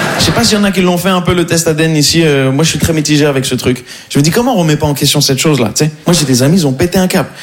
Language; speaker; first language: French; non-native, local second language; Arabic